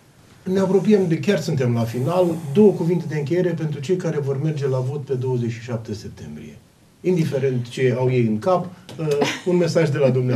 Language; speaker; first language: Romanian; native; Romanian